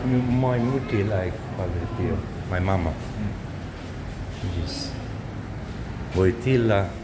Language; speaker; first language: English; non-native, learner; Slovenian